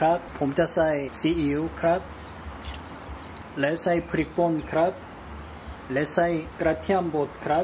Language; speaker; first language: Thai; non-native, learner; Korean